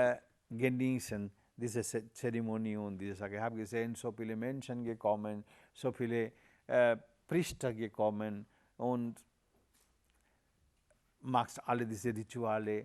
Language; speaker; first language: German; non-native, learner; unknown